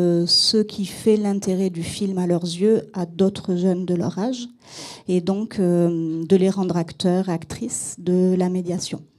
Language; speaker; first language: French; native; French